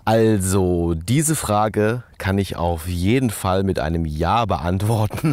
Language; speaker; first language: German; native; German